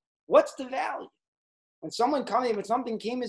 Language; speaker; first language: English; native; English